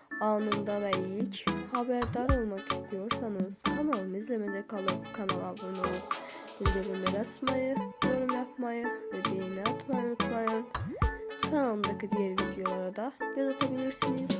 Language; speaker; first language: Turkish; native; Turkish